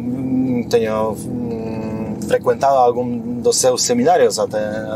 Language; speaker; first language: Portuguese; non-native, fluent; Polish